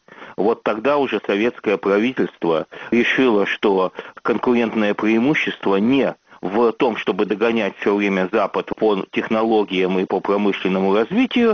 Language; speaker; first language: Russian; native; Russian